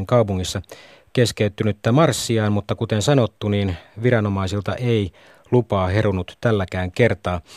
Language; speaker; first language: Finnish; native; Finnish